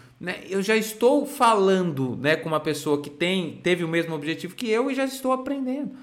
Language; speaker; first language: Portuguese; native; Portuguese